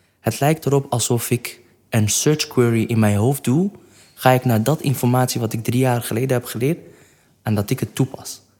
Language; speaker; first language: Dutch; non-native, fluent; Kurdish